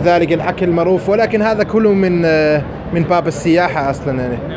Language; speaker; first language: Arabic; non-native, learner; German